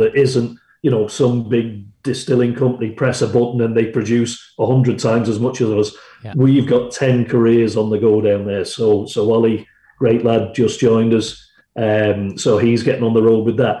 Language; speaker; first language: English; native; English